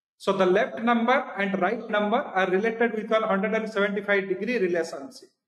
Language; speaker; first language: English; non-native, local second language; Odia